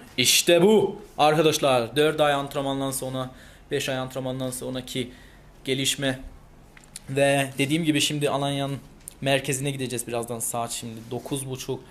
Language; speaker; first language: Turkish; early bilingual, heritage; Turkish